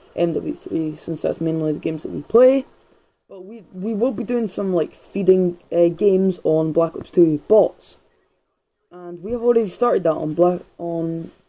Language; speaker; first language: English; native; English